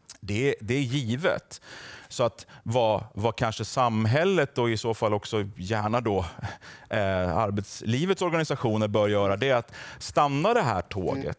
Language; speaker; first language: Swedish; native; Swedish